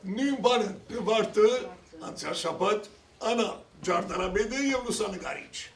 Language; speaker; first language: Armenian; early bilingual, heritage; Armenian